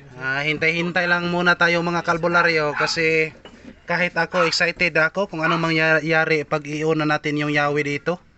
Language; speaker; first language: Filipino; non-native, local second language; Cebuano